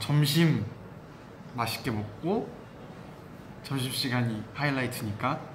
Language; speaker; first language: Korean; early bilingual, heritage; Korean